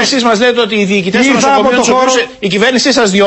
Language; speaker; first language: Greek; native; Greek